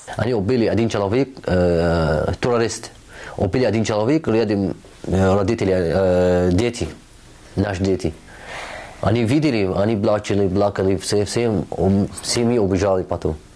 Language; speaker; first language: Russian; non-native, learner; Arabic